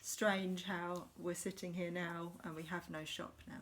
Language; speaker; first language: English; native; English